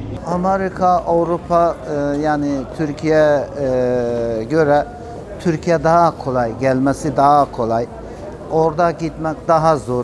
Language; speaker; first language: Turkish; non-native, learner; Persian